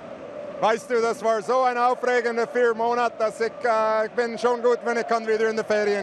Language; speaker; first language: German; non-native, fluent; English